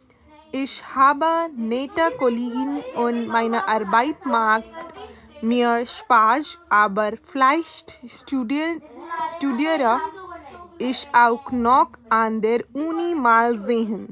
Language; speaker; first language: German; non-native, learner; Hindi